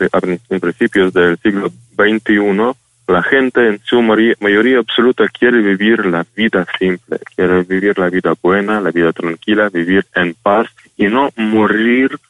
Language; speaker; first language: Spanish; non-native, fluent; Ukrainian